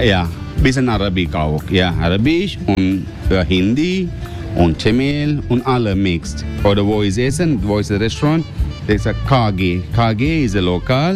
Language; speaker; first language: German; non-native, learner; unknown